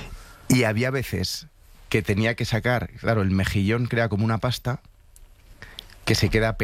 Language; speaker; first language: Spanish; native; Spanish